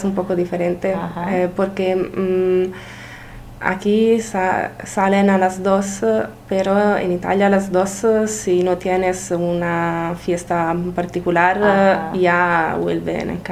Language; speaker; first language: Spanish; non-native, learner; Italian